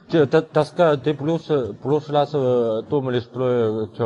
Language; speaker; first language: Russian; non-native, learner; Chinese